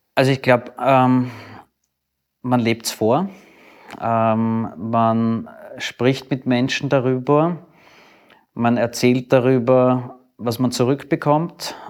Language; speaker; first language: German; native; German